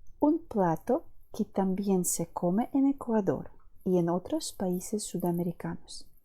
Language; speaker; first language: Spanish; non-native, fluent; Ukrainian